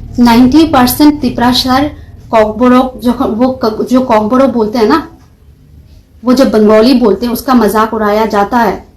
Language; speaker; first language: Hindi; non-native, local second language; Kok Borok